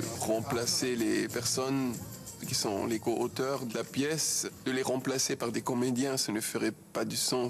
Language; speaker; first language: French; non-native, local second language; German